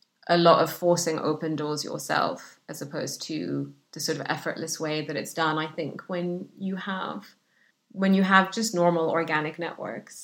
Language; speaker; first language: English; non-native, fluent; Arabic